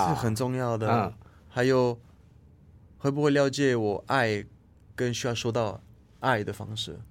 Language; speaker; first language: Chinese; non-native, fluent; French